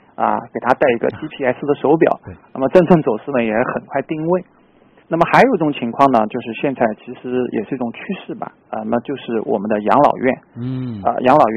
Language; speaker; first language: Chinese; native; Chinese